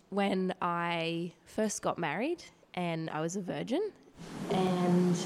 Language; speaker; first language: English; native; English